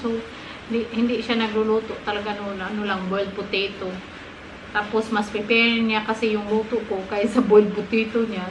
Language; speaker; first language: Filipino; non-native, local second language; Cebuano